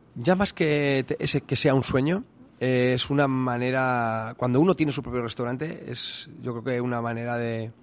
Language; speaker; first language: Spanish; native; Spanish